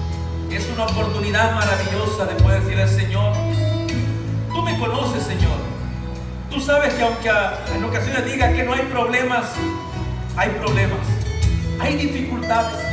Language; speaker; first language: Spanish; native; Spanish